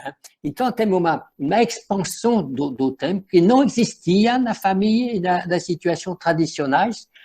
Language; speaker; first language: Portuguese; non-native, fluent; French